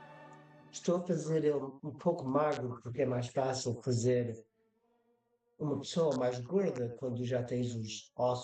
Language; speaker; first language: Portuguese; early bilingual, heritage; Portuguese